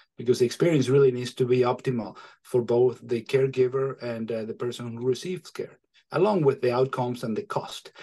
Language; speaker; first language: English; non-native, fluent; Spanish